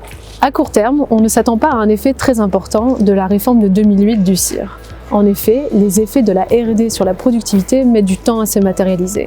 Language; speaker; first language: French; native; French